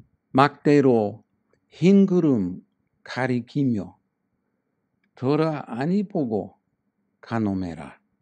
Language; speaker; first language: Korean; non-native, fluent; English